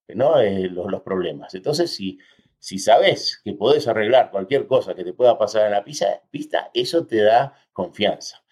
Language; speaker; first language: Spanish; early bilingual, heritage; Spanish